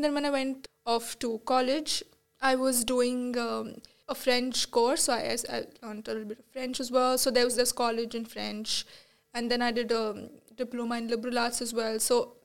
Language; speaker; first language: English; non-native, local second language; Marathi